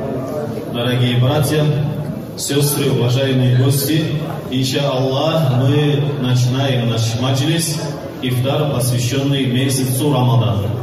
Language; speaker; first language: Russian; non-native, local second language; Kumyk